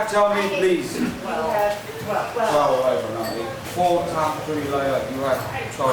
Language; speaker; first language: English; non-native, learner; Vietnamese